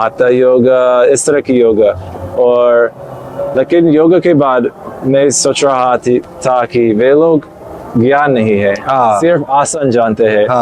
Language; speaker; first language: Hindi; non-native, learner; English